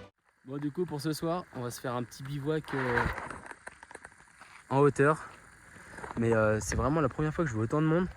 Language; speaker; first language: French; native; French